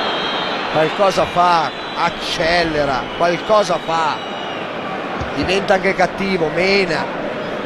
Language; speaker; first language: Italian; native; Italian